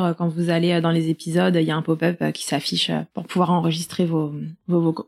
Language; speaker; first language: French; native; French